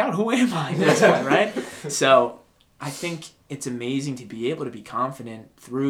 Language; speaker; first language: English; native; English